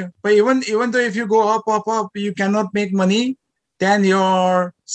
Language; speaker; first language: English; non-native, local second language; Gujarati